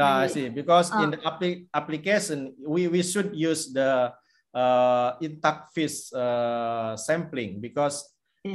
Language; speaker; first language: English; non-native, fluent; Indonesian